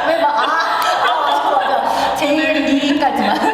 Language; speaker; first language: Korean; native; Korean